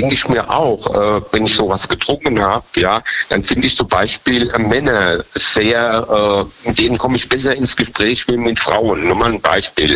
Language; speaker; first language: German; native; German